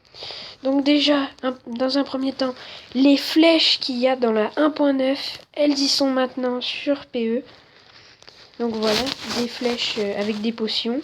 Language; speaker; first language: French; native; French